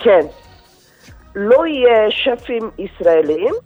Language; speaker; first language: Hebrew; non-native, fluent; Korean